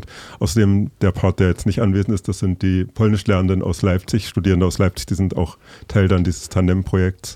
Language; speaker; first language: German; native; German